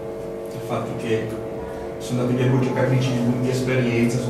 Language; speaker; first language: Italian; native; Italian